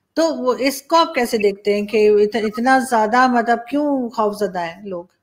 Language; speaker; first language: Urdu; native; Urdu